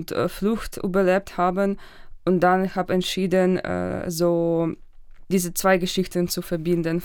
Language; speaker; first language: German; non-native, fluent; Russian